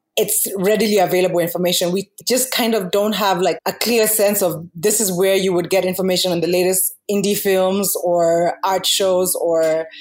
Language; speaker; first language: English; non-native, local second language; Kikuyu